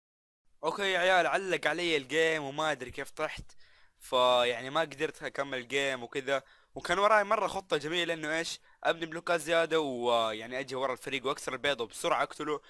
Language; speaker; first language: Arabic; native; Arabic